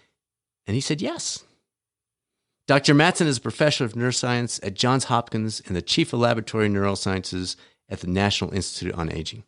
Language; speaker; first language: English; native; English